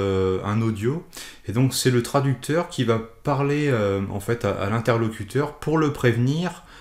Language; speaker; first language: French; native; French